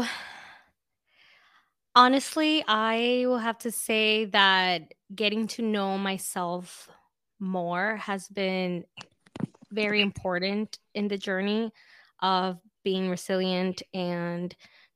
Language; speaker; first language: English; early bilingual, other home language; Spanish